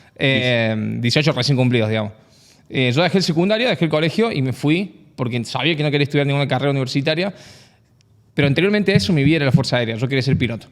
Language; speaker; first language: Spanish; native; Spanish